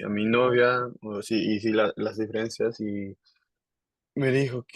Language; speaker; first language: Spanish; non-native, learner; Dutch